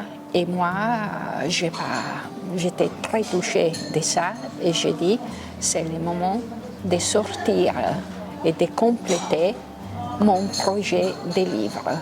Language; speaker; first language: French; non-native, local second language; Italian